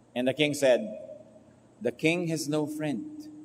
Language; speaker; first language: English; non-native, local second language; Filipino